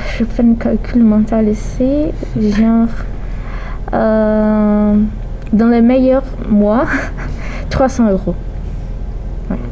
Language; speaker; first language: French; non-native, fluent; Portuguese